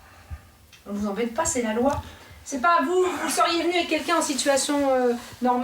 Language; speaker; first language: French; native; French